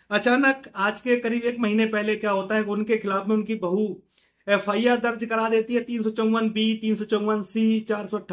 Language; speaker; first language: Hindi; native; Hindi